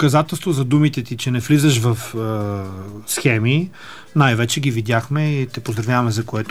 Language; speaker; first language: Bulgarian; native; Bulgarian